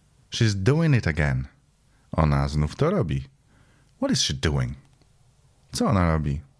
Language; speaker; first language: English; non-native, fluent; Polish